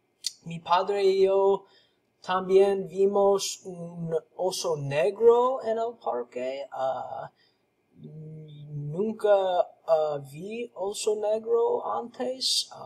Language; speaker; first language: Spanish; non-native, learner; English